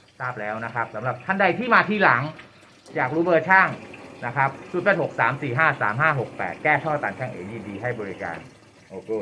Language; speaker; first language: Thai; native; Thai